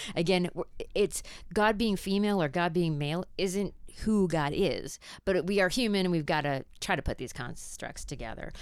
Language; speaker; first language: English; native; English